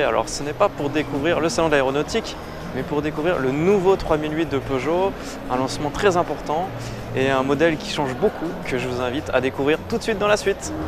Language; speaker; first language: French; native; French